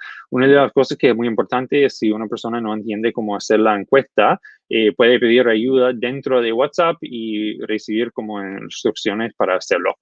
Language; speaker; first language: Spanish; non-native, fluent; English